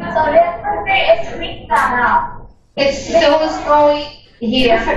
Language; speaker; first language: English; non-native, fluent; Russian